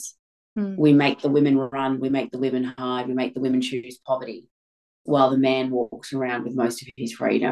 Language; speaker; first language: English; native; English